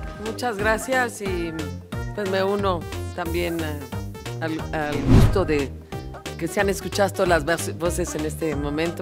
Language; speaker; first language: Spanish; native; Spanish